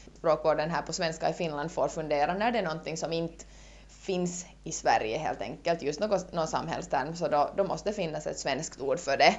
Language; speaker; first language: Swedish; native; Swedish